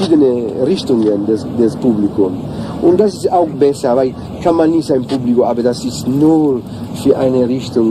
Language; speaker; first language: German; non-native, learner; Italian